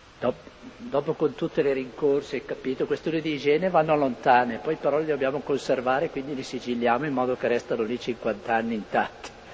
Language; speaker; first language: Italian; native; Italian